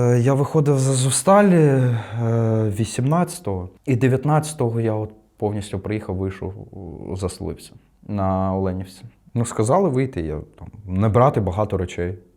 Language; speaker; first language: Ukrainian; non-native, local second language; Russian